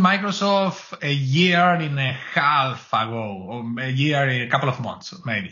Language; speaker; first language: English; non-native, fluent; Spanish